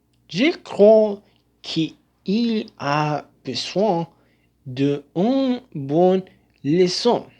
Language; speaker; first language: French; non-native, learner; Spanish